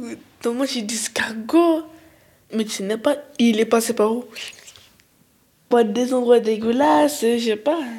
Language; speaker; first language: French; early bilingual, other home language; Arabic